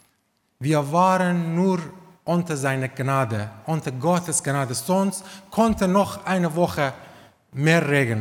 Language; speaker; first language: German; non-native, learner; Romanian